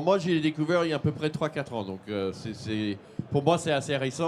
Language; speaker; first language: French; native; French